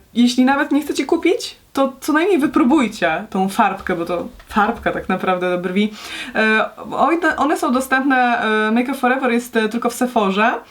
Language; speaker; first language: Polish; native; Polish